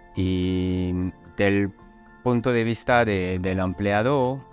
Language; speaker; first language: Spanish; non-native, fluent; French